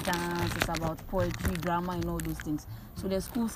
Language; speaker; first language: English; non-native, local second language; Akan